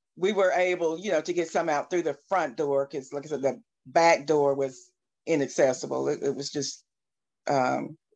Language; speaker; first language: English; native; English